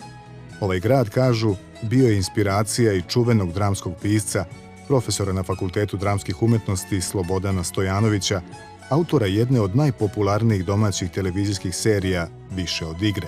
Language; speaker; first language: Bosnian; native; Bosnian